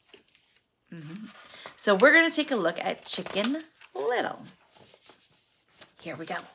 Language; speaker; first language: English; native; English